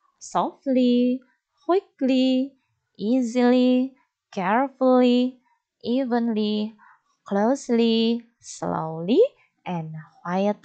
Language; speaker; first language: English; non-native, fluent; Indonesian